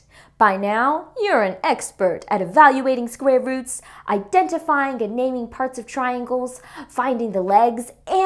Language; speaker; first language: English; native; English